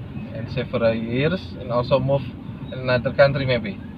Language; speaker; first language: English; non-native, learner; Indonesian